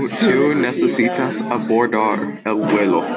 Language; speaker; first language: Spanish; non-native, learner; English